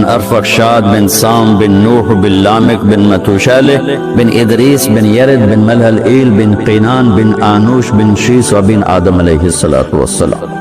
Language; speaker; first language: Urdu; non-native, local second language; Saraiki